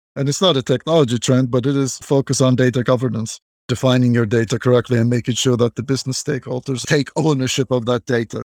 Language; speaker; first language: English; non-native, fluent; Turkish